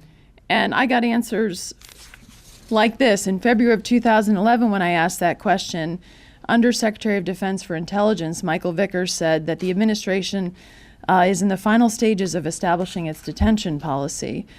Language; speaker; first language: English; native; English